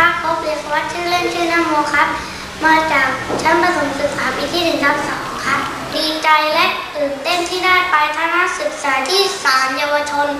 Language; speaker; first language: Thai; native; Thai